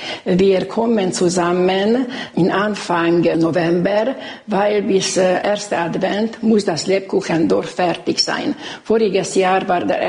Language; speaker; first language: German; non-native, local second language; Hungarian